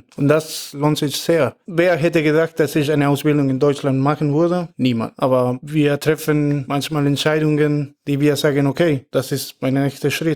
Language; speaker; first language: German; non-native, fluent; Spanish